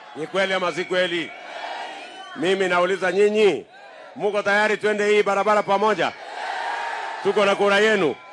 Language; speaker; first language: Swahili; non-native, local second language; Kalenjin